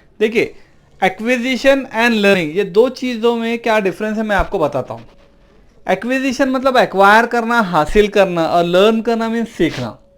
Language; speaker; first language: Hindi; non-native, local second language; Urdu